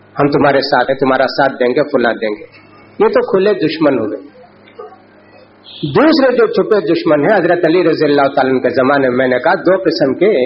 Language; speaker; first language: Urdu; native; Urdu